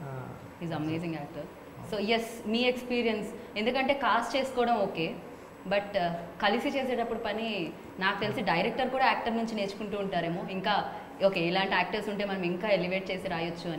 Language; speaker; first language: Telugu; native; Telugu